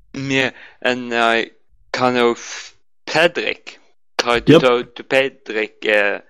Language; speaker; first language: English; non-native, learner; Norwegian